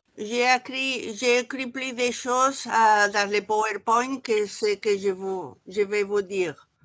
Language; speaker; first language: French; non-native, fluent; Catalan